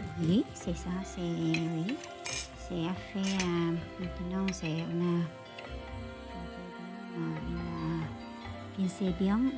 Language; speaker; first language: French; non-native, learner; Vietnamese